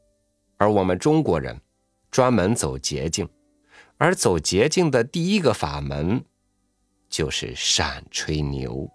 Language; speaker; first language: Chinese; native; Chinese